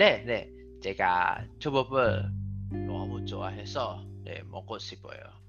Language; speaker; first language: Korean; non-native, learner; Indonesian